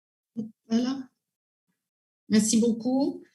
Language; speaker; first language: French; non-native, local second language; English